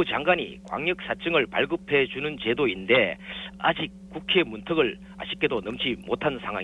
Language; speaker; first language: Korean; native; Korean